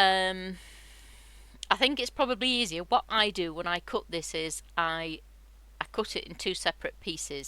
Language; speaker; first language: English; native; English